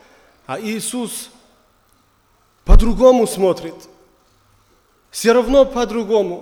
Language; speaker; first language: Russian; non-native, learner; German